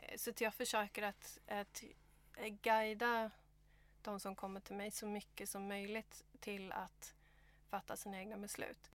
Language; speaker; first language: Swedish; native; Swedish